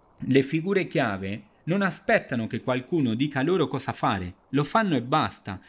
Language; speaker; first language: Italian; non-native, fluent; Spanish